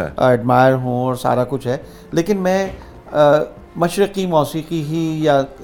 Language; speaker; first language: Urdu; native; Urdu